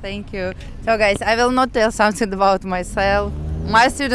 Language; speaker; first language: English; non-native, fluent; Russian